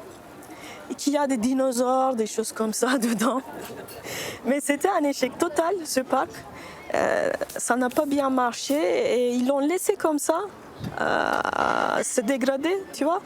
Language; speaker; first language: French; non-native, fluent; Turkish